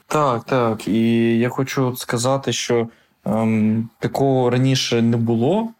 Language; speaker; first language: Ukrainian; non-native, local second language; Russian